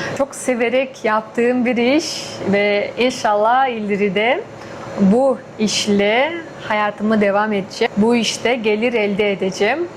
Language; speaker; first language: Turkish; non-native, fluent; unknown